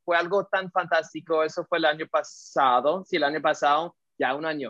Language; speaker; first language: Spanish; early bilingual, heritage; Spanish